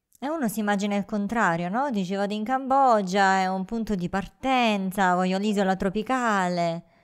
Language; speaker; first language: Italian; native; Italian